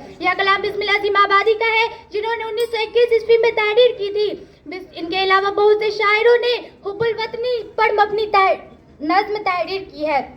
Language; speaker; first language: Urdu; native; Urdu